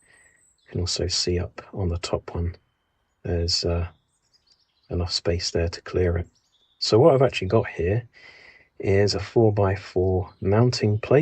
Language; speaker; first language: English; native; English